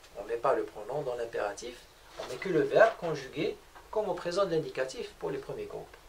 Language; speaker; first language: French; non-native, local second language; Arabic